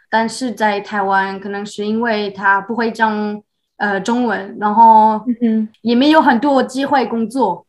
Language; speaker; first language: Chinese; non-native, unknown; French